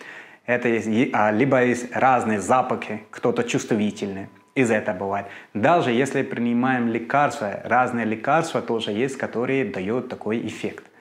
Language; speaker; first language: Russian; non-native, fluent; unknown